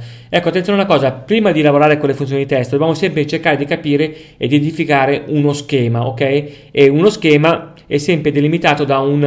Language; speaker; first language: Italian; native; Italian